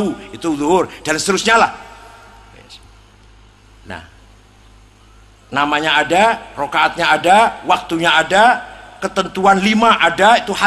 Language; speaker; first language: Indonesian; native; Indonesian